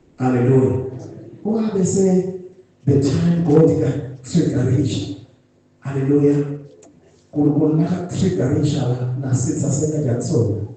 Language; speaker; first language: Zulu; non-native, local second language; Swati